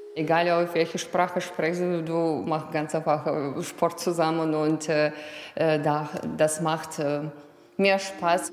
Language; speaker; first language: German; non-native, learner; Russian